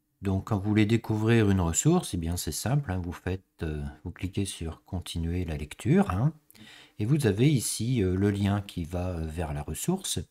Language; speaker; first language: French; native; French